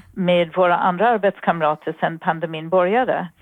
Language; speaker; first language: Swedish; non-native, fluent; English